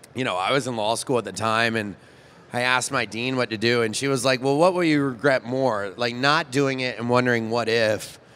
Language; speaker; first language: English; native; English